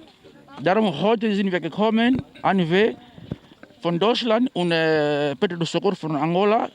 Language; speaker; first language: German; non-native, learner; Portuguese